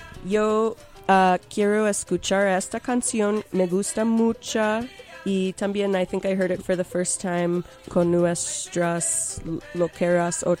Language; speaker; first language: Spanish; non-native, local second language; English